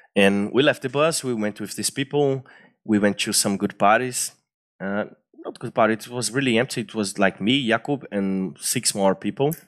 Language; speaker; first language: English; non-native, fluent; Portuguese